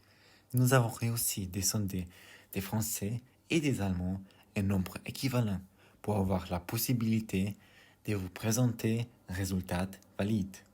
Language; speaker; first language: French; non-native, learner; German